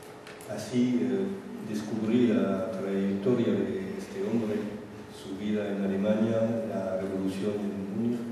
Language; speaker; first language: Spanish; non-native, fluent; French